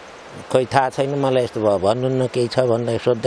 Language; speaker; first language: Nepali; native; Nepali